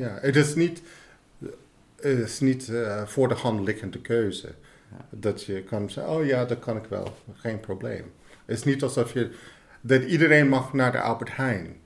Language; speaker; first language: Dutch; non-native, fluent; English